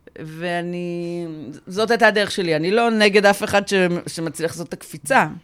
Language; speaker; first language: Hebrew; native; Hebrew